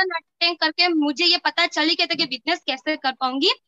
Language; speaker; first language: Hindi; non-native, local second language; Gujarati